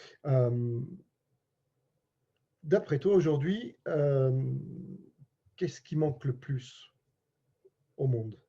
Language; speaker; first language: French; native; French